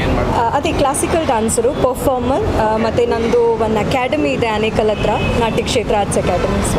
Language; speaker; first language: Kannada; non-native, local second language; Malayalam